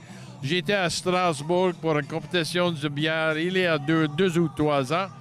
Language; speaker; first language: French; non-native, local second language; English